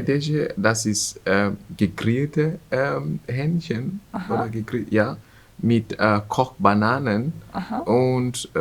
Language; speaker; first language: German; non-native, fluent; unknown